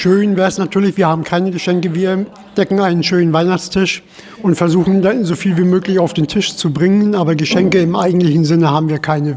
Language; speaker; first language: German; native; German